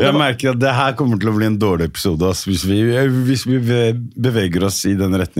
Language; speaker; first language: Norwegian; native; Norwegian